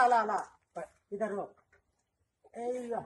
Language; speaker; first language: Arabic; non-native, learner; Hindi